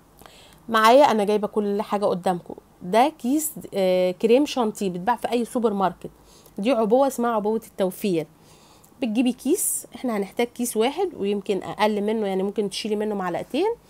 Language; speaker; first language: Arabic; native; Arabic